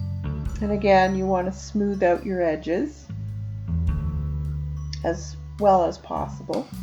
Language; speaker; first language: English; native; English